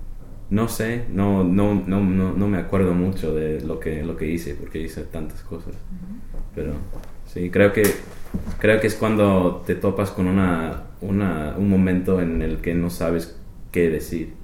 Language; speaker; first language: Spanish; non-native, fluent; English